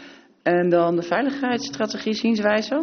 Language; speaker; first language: Dutch; native; Dutch